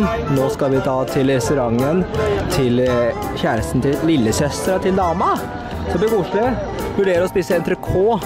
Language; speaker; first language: Norwegian; native; Norwegian